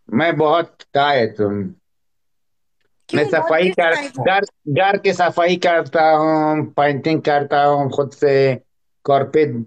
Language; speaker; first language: Hindi; non-native, learner; Persian